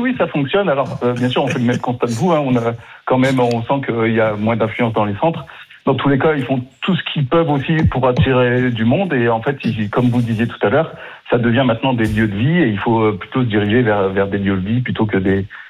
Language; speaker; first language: French; native; French